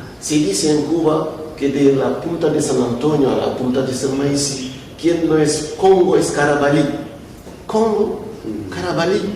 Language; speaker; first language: Spanish; non-native, fluent; Wolof